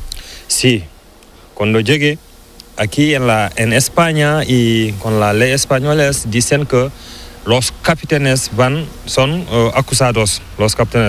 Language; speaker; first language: Spanish; non-native, learner; Fula